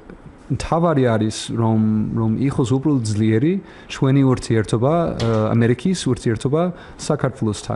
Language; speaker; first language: Georgian; non-native, learner; English